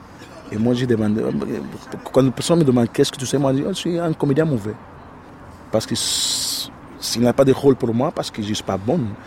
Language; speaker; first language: French; non-native, learner; Portuguese